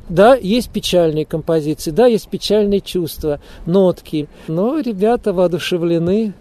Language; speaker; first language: Russian; native; Russian